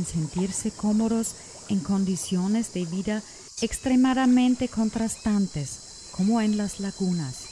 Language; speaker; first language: Spanish; non-native, fluent; German